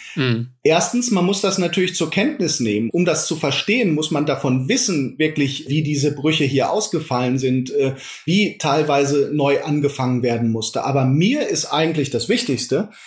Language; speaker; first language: German; native; German